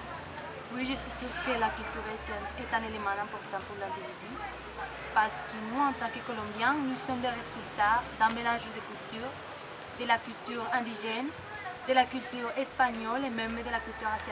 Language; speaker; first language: French; non-native, fluent; Spanish